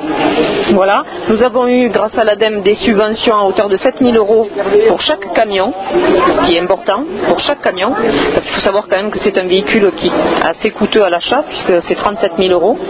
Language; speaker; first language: French; native; French